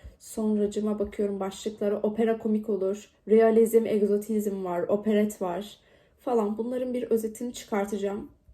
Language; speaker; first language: Turkish; native; Turkish